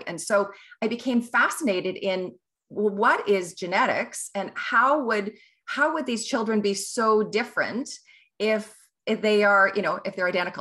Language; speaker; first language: English; native; English